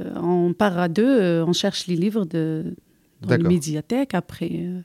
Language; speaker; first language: French; non-native, local second language; Arabic